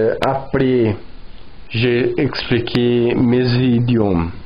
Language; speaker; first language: French; non-native, learner; Portuguese